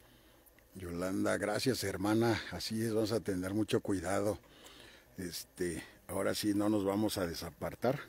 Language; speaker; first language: Spanish; native; Spanish